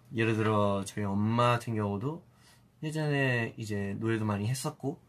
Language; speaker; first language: Korean; early bilingual, heritage; Korean